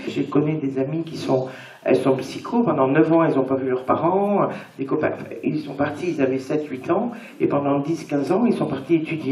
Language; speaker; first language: French; native; French